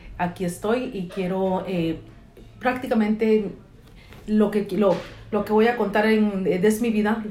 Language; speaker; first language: Spanish; early bilingual, heritage; English